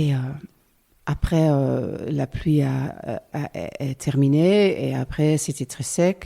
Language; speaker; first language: French; non-native, learner; Dutch